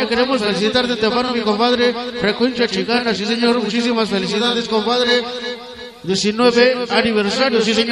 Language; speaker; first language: Spanish; native; Spanish